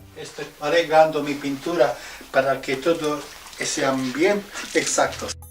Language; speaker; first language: Spanish; non-native, fluent; Slovak